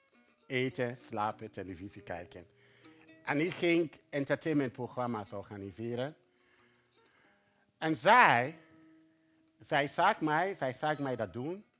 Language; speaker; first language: Dutch; non-native, fluent; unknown